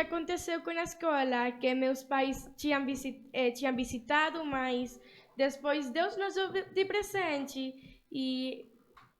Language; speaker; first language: Portuguese; early bilingual, other home language; Spanish